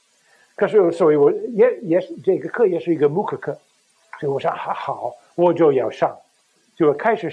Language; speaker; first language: Chinese; non-native, fluent; English